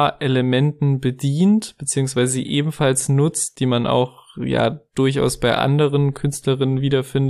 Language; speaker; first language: German; native; German